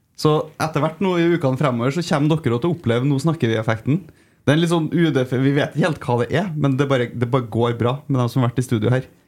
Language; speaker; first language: Norwegian; native; Norwegian